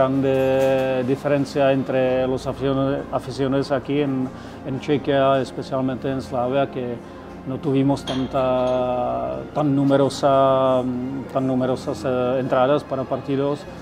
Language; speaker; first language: Spanish; non-native, fluent; Czech